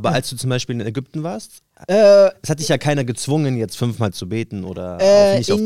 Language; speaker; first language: German; native; German